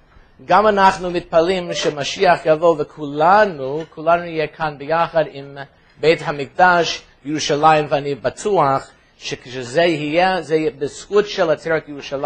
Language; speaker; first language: Hebrew; non-native, fluent; English